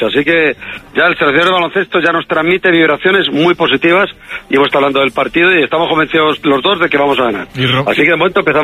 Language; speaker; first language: Spanish; native; Spanish